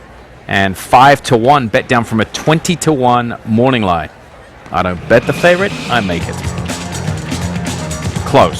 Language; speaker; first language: English; native; English